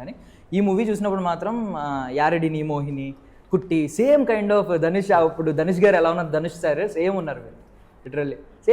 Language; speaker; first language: Telugu; native; Telugu